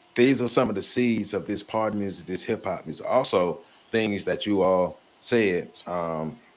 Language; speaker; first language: English; native; English